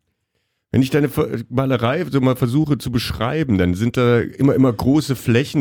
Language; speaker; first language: German; native; German